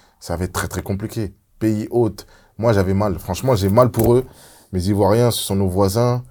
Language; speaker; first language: French; early bilingual, other home language; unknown